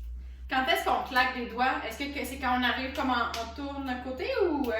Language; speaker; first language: French; native; French